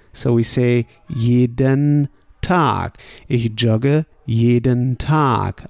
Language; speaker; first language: German; native; German